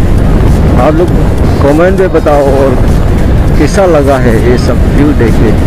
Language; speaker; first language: Hindi; non-native, local second language; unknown